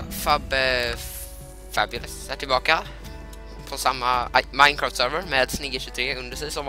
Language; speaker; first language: Swedish; native; Swedish